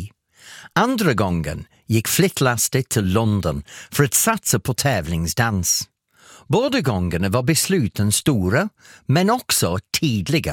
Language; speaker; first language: Swedish; non-native, fluent; English